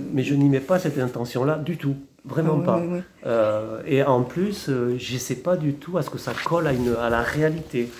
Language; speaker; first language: French; native; French